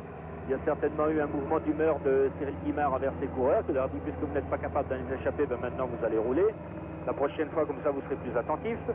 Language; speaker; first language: French; native; French